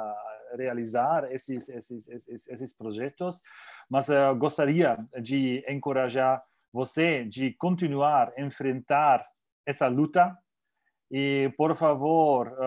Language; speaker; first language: Portuguese; non-native, learner; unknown